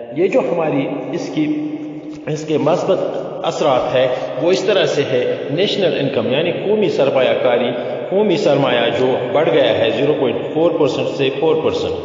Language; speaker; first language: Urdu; non-native, local second language; Kashmiri